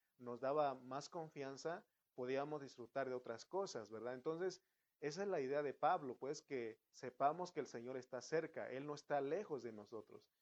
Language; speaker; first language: Spanish; native; Spanish